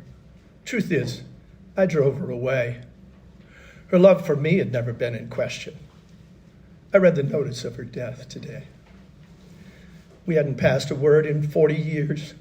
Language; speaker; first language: English; native; English